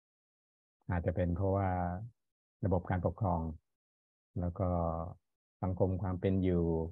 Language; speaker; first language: Thai; native; Thai